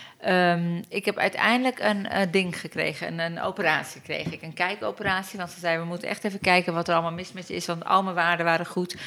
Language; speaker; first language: Dutch; early bilingual, other home language; Turkish